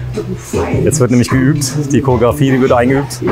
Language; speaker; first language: German; native; German